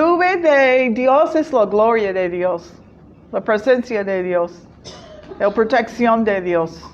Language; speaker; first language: Spanish; non-native, fluent; English